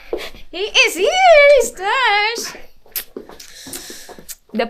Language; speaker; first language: English; non-native, local second language; Filipino